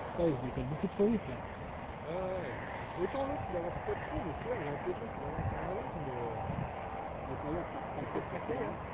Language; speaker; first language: French; native; French